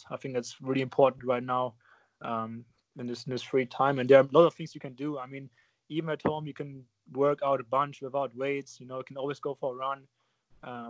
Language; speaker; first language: English; non-native, fluent; German